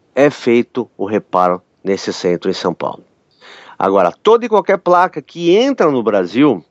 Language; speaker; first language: Portuguese; native; Portuguese